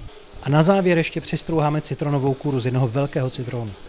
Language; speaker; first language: Czech; native; Czech